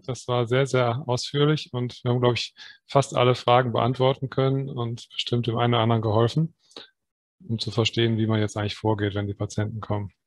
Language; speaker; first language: German; native; German